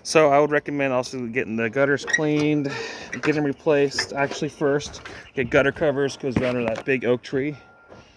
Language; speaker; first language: English; native; English